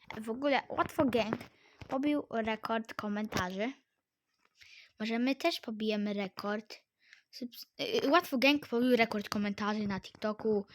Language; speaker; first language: Polish; native; Polish